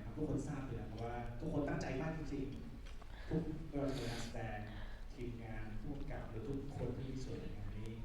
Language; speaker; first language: Thai; native; Thai